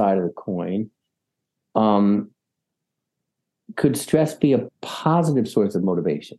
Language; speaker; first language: English; native; English